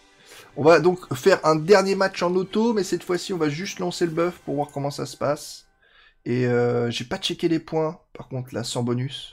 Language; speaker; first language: French; native; French